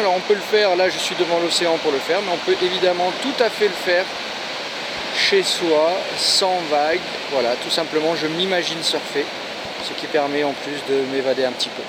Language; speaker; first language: French; native; French